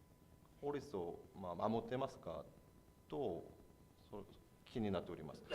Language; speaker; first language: Japanese; non-native, fluent; Korean